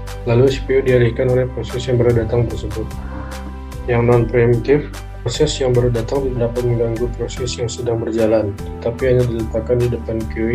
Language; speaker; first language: Indonesian; native; Indonesian